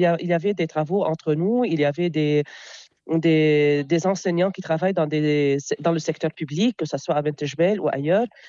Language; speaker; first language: French; non-native, local second language; Arabic